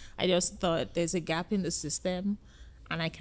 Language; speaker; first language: English; non-native, local second language; Yoruba